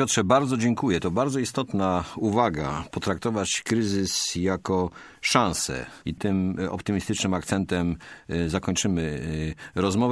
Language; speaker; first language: Polish; native; Polish